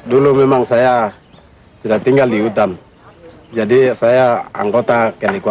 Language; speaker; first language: Indonesian; non-native, local second language; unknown